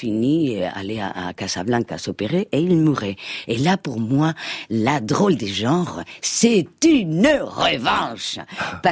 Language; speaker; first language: French; non-native, fluent; Spanish